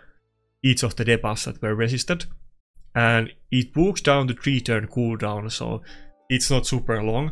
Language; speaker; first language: English; non-native, fluent; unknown